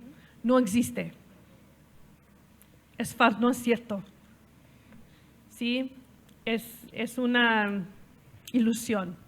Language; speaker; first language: Spanish; non-native, learner; English